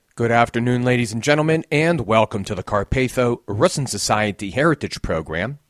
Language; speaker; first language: English; native; English